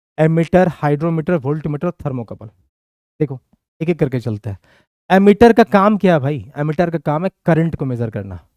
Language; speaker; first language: Hindi; native; Hindi